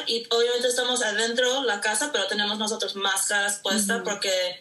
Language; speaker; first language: Spanish; early bilingual, heritage; Spanish